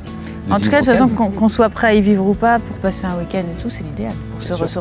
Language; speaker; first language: French; native; French